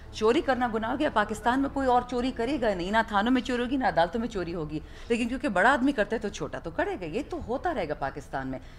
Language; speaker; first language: Urdu; non-native, local second language; Pashto